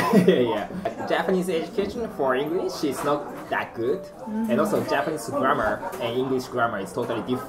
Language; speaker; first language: English; non-native, fluent; Japanese